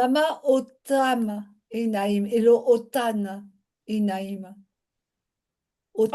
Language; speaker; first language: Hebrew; non-native, learner; French